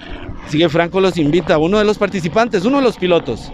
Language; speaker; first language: Spanish; native; Spanish